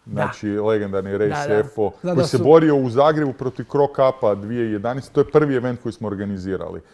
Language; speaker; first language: Croatian; native; Croatian